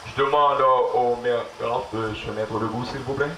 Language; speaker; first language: French; non-native, local second language; Haitian Creole